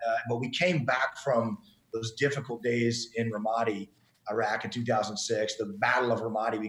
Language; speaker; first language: English; native; English